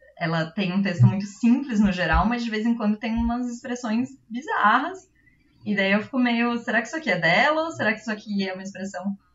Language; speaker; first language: Portuguese; native; Portuguese